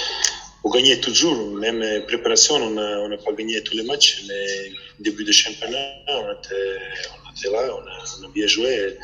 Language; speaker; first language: French; non-native, fluent; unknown